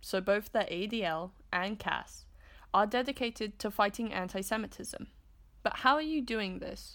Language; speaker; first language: English; native; English